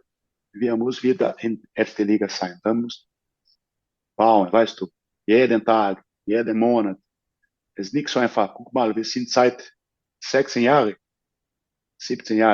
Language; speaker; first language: German; non-native, fluent; Portuguese